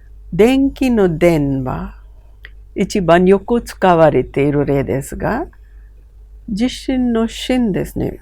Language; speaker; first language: Japanese; non-native, fluent; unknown